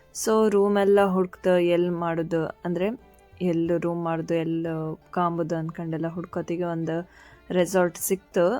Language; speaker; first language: Kannada; native; Kannada